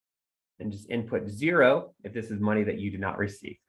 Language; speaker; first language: English; native; English